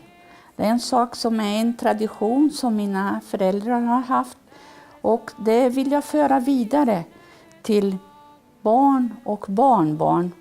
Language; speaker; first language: Swedish; early bilingual, heritage; Swedish